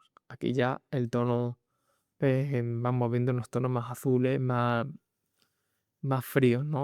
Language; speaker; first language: Spanish; native; Spanish